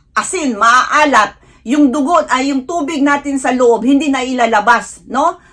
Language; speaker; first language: Filipino; non-native, local second language; Iloko